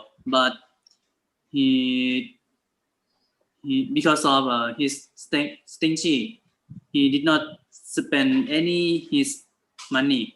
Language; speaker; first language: English; non-native, learner; Thai